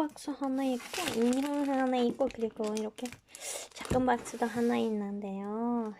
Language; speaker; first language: Korean; non-native, fluent; Turkish